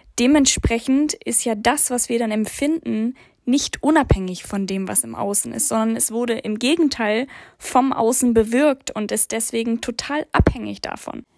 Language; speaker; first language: German; early bilingual, other home language; English